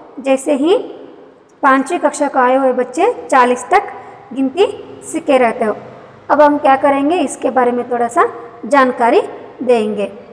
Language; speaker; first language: Hindi; non-native, local second language; Kannada